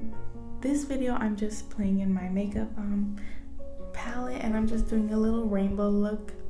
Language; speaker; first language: English; native; English